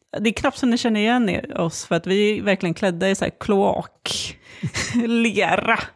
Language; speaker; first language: Swedish; native; Swedish